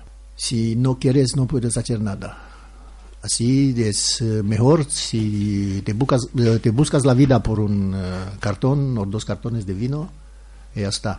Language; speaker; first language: Spanish; non-native, learner; Romanian